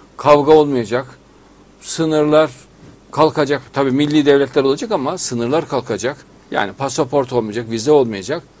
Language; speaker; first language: Turkish; native; Turkish